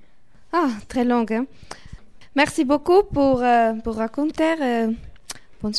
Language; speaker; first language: French; non-native, local second language; German